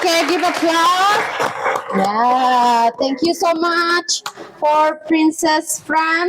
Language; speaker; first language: English; non-native, learner; Indonesian